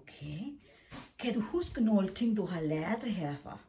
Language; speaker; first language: Danish; non-native, fluent; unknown